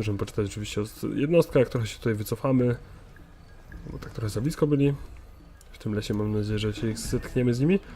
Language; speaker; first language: Polish; native; Polish